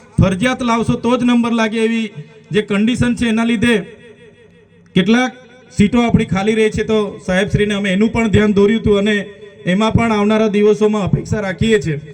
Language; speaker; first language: Gujarati; non-native, local second language; Vasavi